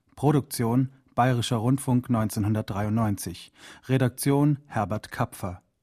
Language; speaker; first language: German; native; German